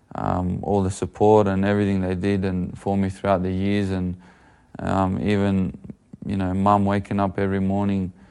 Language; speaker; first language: English; native; English